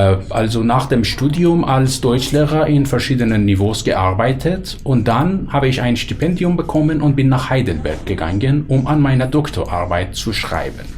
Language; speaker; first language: German; non-native, fluent; Persian